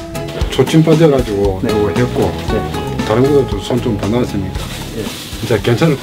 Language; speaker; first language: Korean; native; Korean